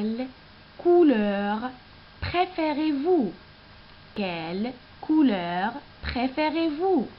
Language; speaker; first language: French; non-native, local second language; Arabic